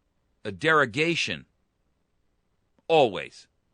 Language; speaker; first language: English; native; English